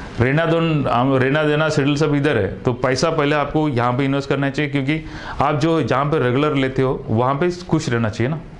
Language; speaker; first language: Hindi; non-native, local second language; Tamil